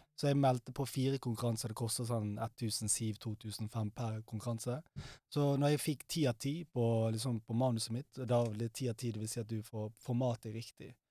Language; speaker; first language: Norwegian; early bilingual, other home language; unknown